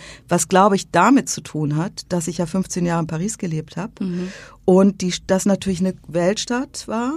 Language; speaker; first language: German; native; German